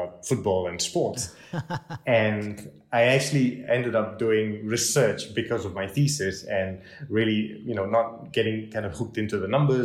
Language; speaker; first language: English; non-native, local second language; Tamil